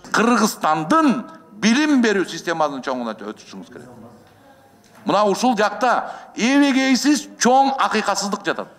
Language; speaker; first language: Kyrgyz; native; Kyrgyz